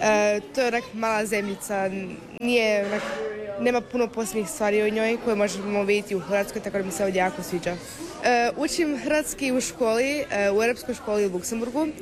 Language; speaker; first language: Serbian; early bilingual, other home language; Croatian